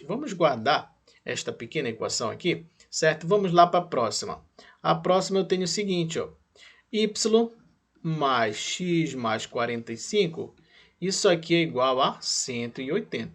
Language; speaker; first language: Portuguese; native; Portuguese